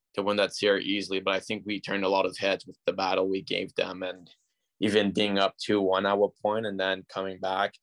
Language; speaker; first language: English; native; English